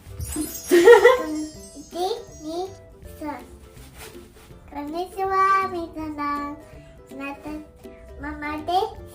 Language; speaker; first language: Japanese; non-native, learner; Georgian